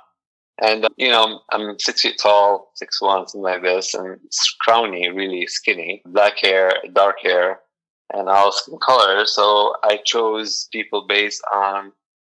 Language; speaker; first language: English; non-native, fluent; Arabic